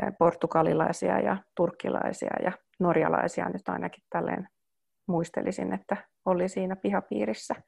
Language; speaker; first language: Finnish; early bilingual, heritage; Finnish